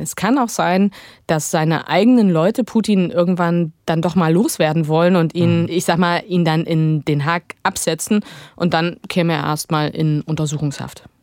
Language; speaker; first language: German; native; German